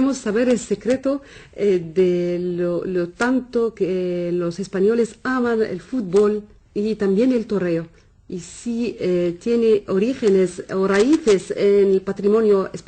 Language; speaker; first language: Spanish; non-native, fluent; Arabic